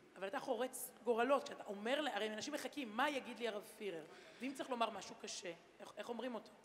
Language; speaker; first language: Hebrew; native; Hebrew